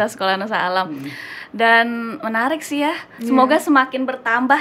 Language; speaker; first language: Indonesian; native; Indonesian